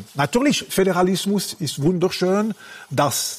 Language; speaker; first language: German; non-native, local second language; French